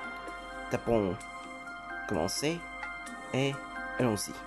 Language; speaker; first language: French; non-native, learner; Russian